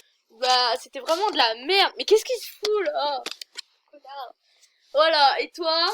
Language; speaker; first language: French; native; French